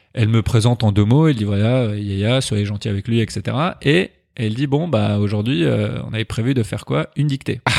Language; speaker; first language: French; early bilingual, other home language; Persian